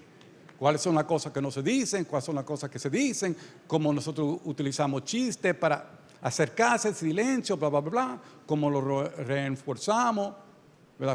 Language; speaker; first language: Spanish; early bilingual, heritage; Spanish